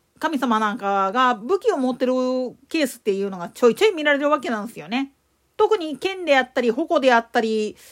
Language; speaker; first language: Japanese; native; Japanese